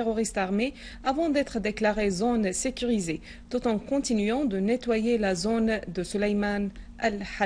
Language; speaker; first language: French; non-native, fluent; Arabic